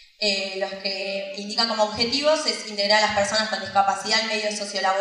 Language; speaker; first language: Spanish; native; Spanish